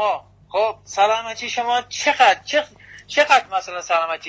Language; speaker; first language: Persian; non-native, learner; Portuguese